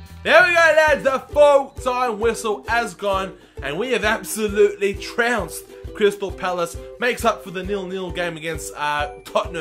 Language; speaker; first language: English; native; English